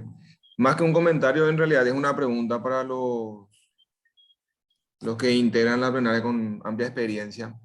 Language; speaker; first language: Spanish; native; Spanish